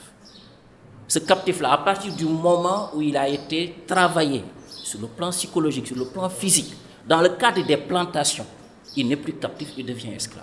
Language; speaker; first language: French; non-native, local second language; Fula